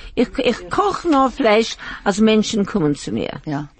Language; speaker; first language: Yiddish; early bilingual, heritage; Yiddish